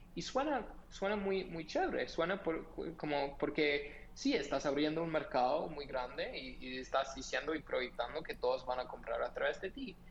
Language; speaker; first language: Spanish; non-native, fluent; English